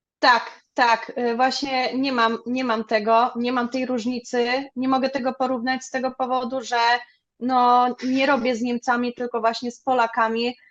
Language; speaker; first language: Polish; early bilingual, other home language; German